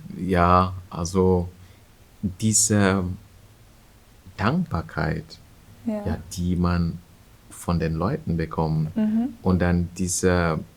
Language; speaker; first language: German; non-native, fluent; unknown